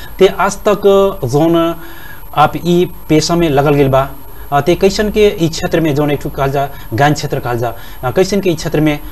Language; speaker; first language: Bhojpuri; non-native, local second language; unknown